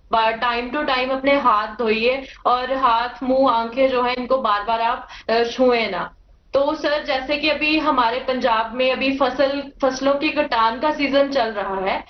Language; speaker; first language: Hindi; native; Hindi